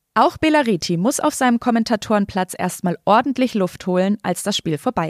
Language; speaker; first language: German; native; German